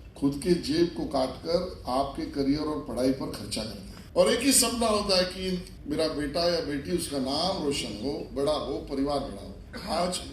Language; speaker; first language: Hindi; non-native, local second language; Marathi